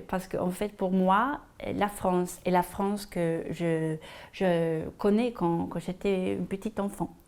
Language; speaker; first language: French; non-native, fluent; Swedish